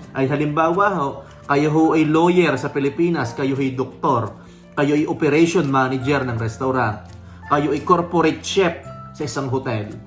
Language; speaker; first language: Filipino; native; Filipino